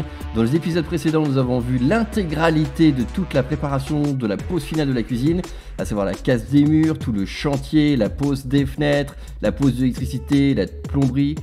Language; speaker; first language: French; native; French